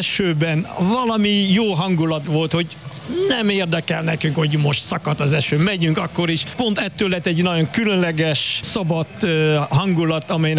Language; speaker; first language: Hungarian; non-native, fluent; Dutch